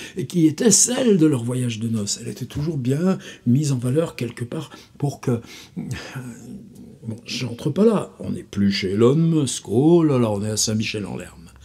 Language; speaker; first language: French; native; French